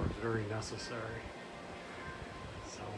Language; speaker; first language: English; native; English